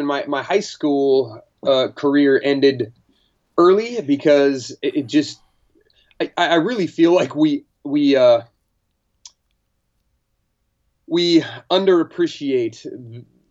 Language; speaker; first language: English; native; English